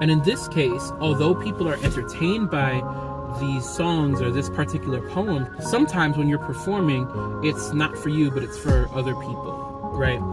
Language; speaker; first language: English; native; English